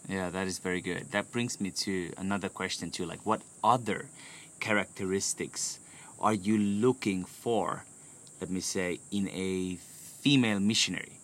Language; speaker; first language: English; non-native, fluent; Finnish